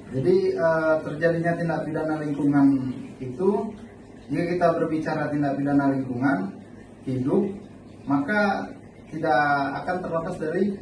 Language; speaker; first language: Indonesian; native; Indonesian